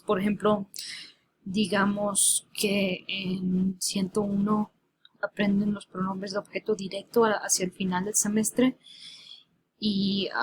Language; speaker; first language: Spanish; early bilingual, heritage; Spanish